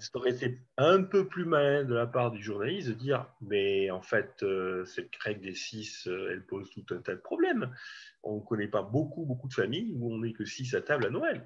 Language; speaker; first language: French; native; French